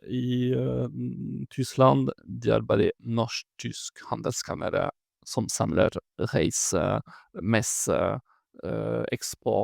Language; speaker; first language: Norwegian; non-native, fluent; French